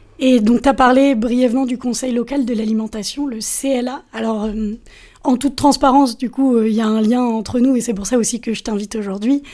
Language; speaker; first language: French; native; French